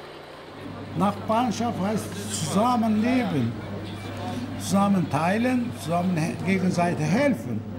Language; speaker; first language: German; non-native, learner; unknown